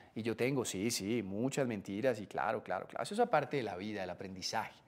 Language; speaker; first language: Spanish; native; Spanish